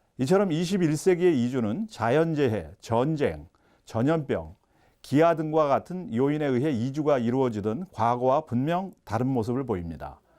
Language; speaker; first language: Korean; native; Korean